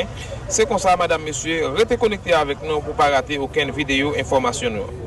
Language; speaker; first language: Haitian Creole; native; Haitian Creole